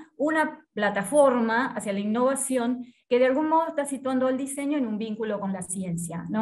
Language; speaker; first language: Spanish; native; Spanish